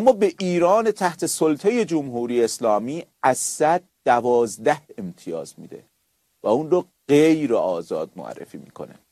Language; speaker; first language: Persian; native; Persian